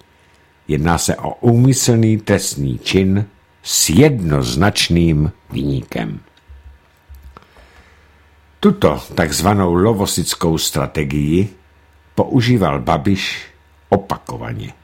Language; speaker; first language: Czech; native; Czech